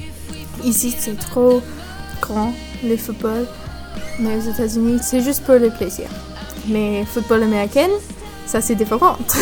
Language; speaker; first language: French; non-native, learner; English